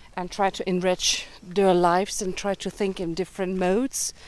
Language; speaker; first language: English; early bilingual, heritage; German